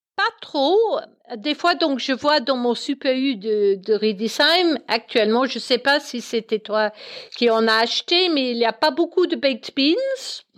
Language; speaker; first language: French; non-native, fluent; English